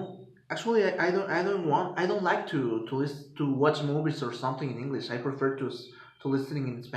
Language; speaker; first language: English; non-native, fluent; Spanish